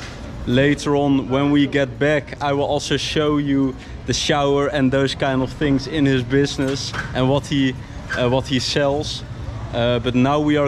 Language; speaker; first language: English; non-native, fluent; Dutch